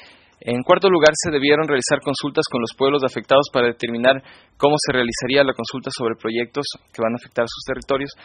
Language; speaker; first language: Spanish; native; Spanish